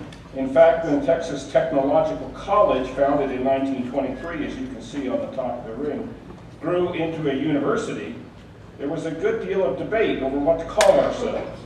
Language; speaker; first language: English; native; English